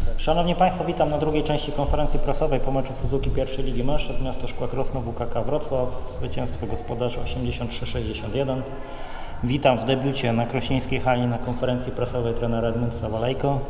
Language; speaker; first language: Polish; native; Polish